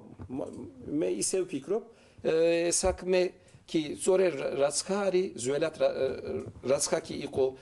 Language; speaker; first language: Georgian; early bilingual, heritage; Turkish